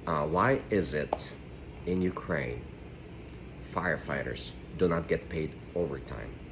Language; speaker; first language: English; non-native, fluent; Ukrainian